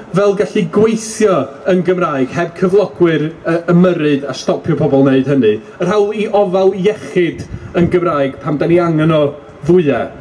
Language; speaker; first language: Welsh; native; Welsh